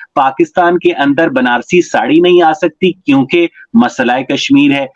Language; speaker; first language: Urdu; native; Urdu